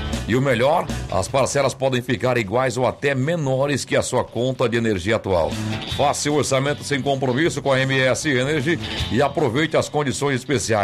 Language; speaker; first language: Portuguese; native; Portuguese